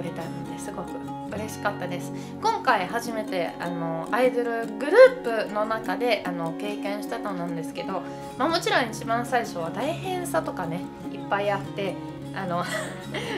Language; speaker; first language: Japanese; non-native, fluent; Italian